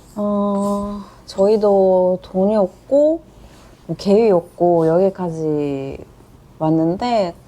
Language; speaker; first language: Korean; non-native, fluent; Japanese